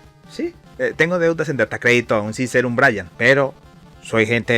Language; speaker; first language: Spanish; native; Spanish